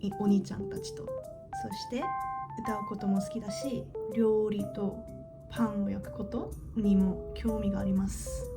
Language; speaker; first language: Japanese; non-native, learner; English